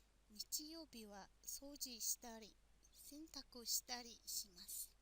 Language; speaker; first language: Japanese; non-native, fluent; Mongolian